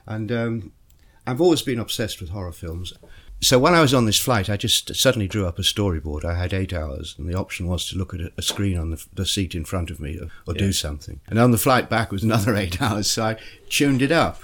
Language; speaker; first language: English; native; English